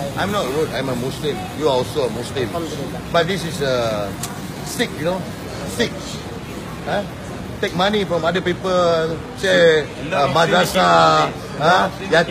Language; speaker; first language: English; non-native, local second language; Malay